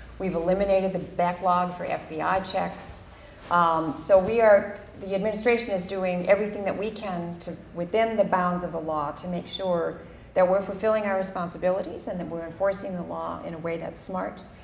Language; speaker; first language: English; early bilingual, other home language; Spanish